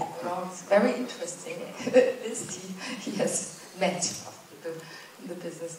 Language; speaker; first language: English; non-native, fluent; German